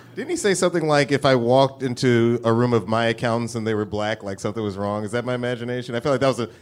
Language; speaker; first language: English; native; English